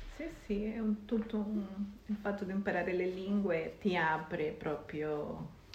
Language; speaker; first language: Italian; non-native, fluent; Spanish